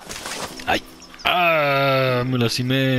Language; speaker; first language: Spanish; native; Spanish